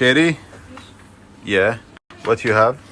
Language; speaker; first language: English; non-native, learner; Arabic